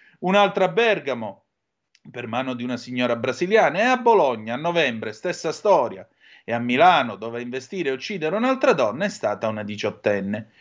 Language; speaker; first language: Italian; native; Italian